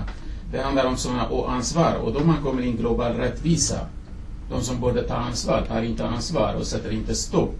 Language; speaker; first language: Swedish; non-native, fluent; Kurdish